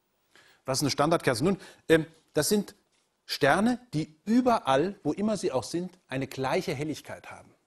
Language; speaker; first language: German; native; German